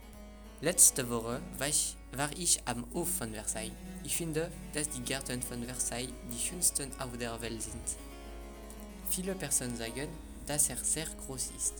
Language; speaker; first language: German; non-native, learner; French